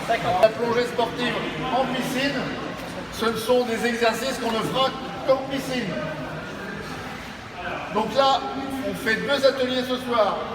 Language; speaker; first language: French; native; French